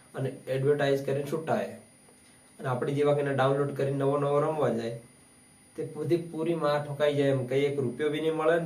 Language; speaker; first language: Gujarati; non-native, local second language; Bhili